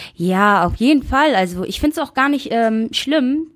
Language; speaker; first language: German; native; German